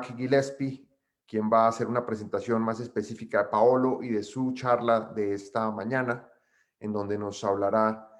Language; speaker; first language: Spanish; native; Spanish